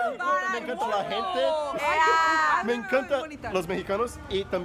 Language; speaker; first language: Spanish; non-native, fluent; Portuguese